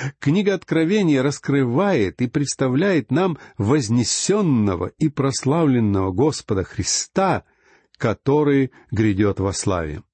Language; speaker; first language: Russian; native; Russian